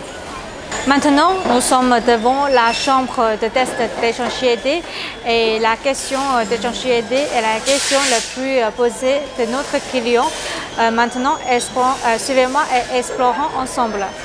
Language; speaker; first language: French; non-native, learner; Chinese